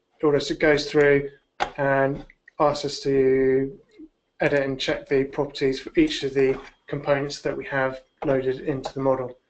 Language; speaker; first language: English; native; English